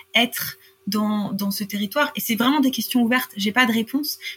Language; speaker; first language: French; native; French